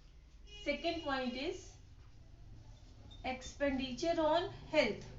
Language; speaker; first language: Hindi; native; Hindi